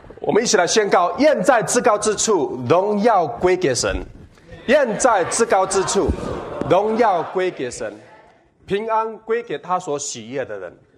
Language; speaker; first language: Chinese; non-native, local second language; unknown